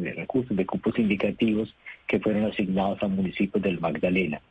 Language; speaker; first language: Spanish; native; Spanish